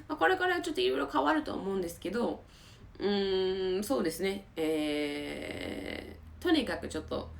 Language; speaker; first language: Japanese; non-native, fluent; English